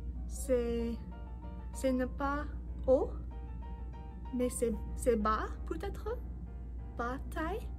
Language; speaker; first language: French; non-native, learner; English